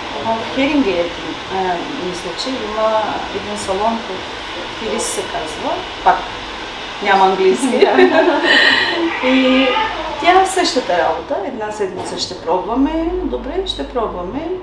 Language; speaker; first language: Bulgarian; non-native, local second language; Turkish